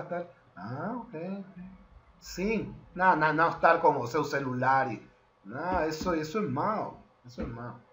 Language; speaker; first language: Portuguese; non-native, fluent; Spanish